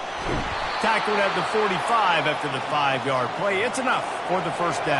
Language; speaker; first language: English; native; English